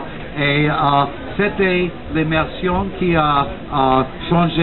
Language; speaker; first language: French; non-native, learner; English